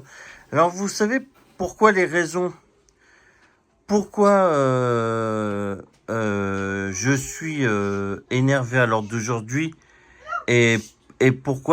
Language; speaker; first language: French; native; French